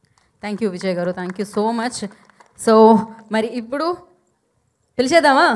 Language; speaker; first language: Telugu; native; Telugu